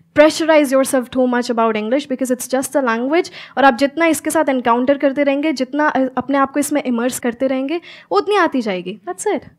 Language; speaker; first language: Hindi; native; Hindi